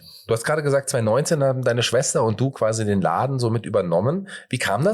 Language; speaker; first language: German; native; German